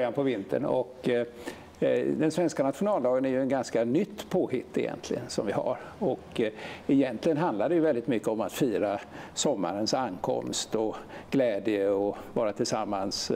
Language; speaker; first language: Swedish; native; Swedish